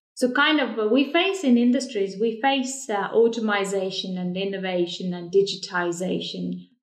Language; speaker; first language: English; non-native, fluent; Estonian